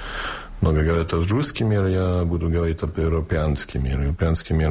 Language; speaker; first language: Russian; non-native, fluent; English